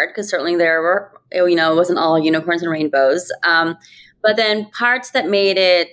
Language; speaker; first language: English; native; English